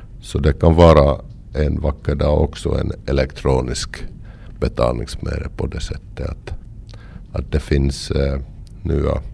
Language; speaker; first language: Swedish; non-native, local second language; Finnish